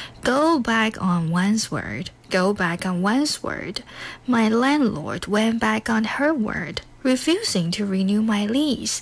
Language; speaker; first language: English; non-native, fluent; Chinese